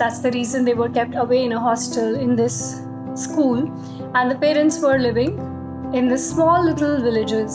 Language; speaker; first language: English; non-native, local second language; Hindi